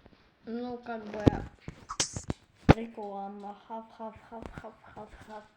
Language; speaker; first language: Russian; native; Russian